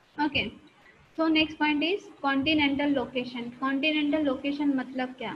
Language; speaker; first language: Hindi; non-native, local second language; Marathi